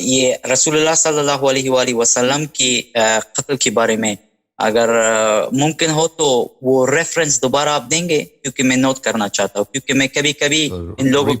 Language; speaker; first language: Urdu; non-native, fluent; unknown